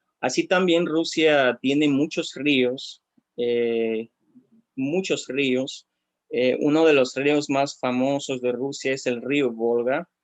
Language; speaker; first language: Spanish; non-native, fluent; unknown